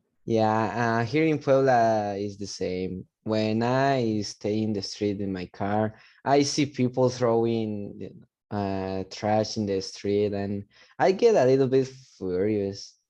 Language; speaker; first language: English; non-native, learner; Spanish